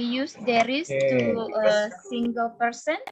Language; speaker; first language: English; non-native, learner; Indonesian